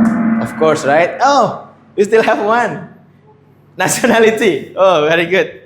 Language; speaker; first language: English; non-native, fluent; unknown